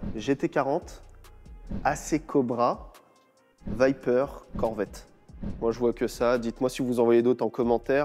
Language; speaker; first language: French; native; French